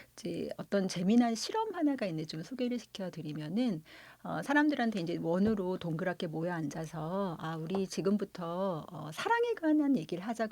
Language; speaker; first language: Korean; native; Korean